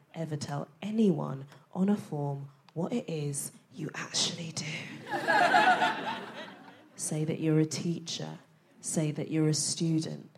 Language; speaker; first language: English; early bilingual, other home language; Akan